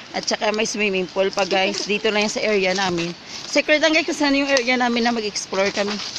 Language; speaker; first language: Filipino; non-native, local second language; Hiligaynon